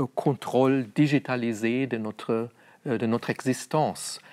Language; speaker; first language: French; non-native, fluent; German